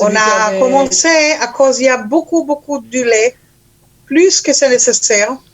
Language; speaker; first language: French; non-native, learner; Hebrew